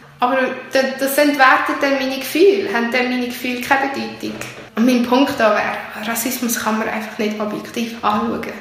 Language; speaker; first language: German; early bilingual, other home language; Turkish